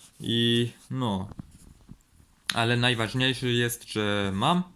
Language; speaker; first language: Polish; early bilingual, heritage; Polish